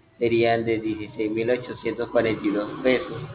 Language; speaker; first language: Spanish; native; Spanish